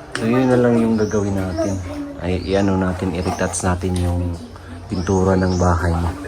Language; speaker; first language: Filipino; non-native, local second language; Cebuano